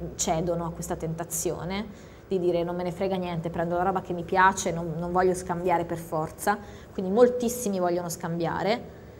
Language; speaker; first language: Italian; native; Italian